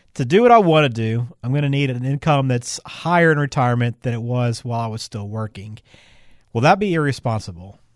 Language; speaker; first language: English; native; English